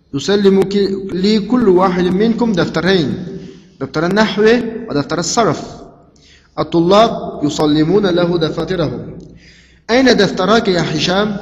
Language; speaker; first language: Arabic; non-native, fluent; Uzbek